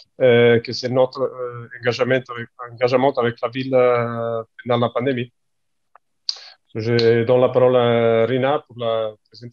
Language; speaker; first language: French; non-native, learner; Italian